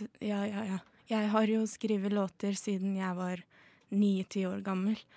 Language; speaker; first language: Norwegian; early bilingual, other home language; Azerbaijani